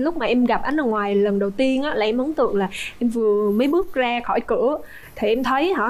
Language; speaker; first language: Vietnamese; native; Vietnamese